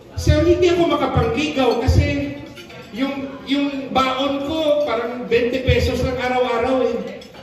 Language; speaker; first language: Filipino; native; Filipino